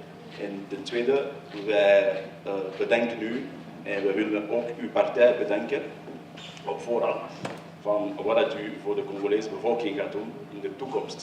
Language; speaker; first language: Dutch; early bilingual, other home language; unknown